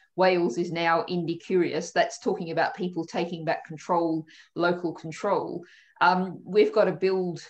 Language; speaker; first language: English; native; English